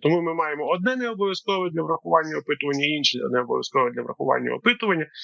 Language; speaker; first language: Ukrainian; native; Ukrainian